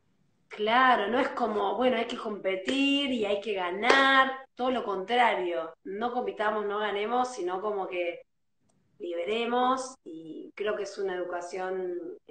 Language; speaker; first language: Spanish; native; Spanish